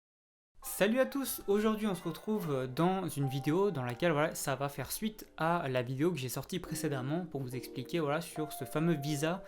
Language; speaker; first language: French; native; French